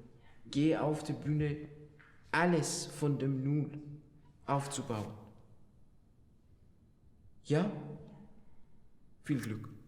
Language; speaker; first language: German; non-native, fluent; Persian